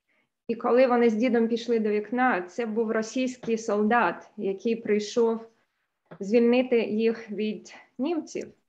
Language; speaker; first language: Ukrainian; non-native, local second language; Russian